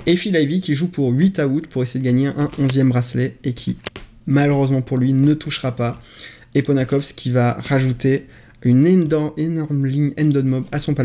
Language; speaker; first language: French; native; French